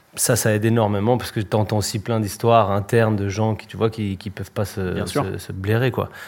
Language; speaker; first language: French; early bilingual, other home language; Spanish